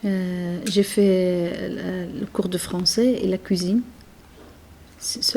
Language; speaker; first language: French; non-native, learner; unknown